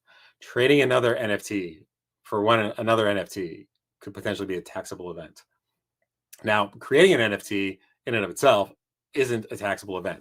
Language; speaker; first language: English; native; English